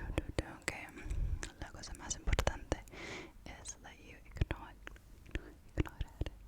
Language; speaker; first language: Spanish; non-native, learner; English